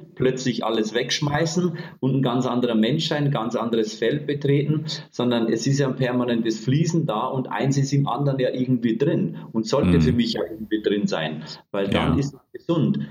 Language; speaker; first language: German; native; German